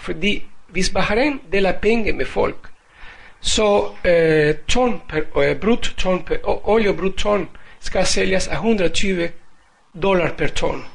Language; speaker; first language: Danish; non-native, fluent; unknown